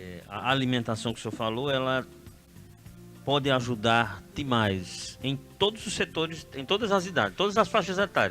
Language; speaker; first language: Portuguese; native; Portuguese